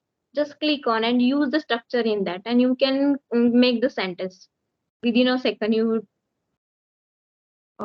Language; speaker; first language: English; non-native, learner; Marathi